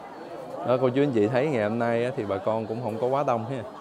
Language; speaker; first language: Vietnamese; native; Vietnamese